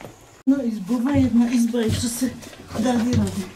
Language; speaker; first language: Polish; native; Polish